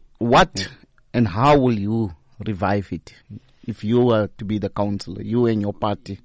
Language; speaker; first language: English; non-native, local second language; Afrikaans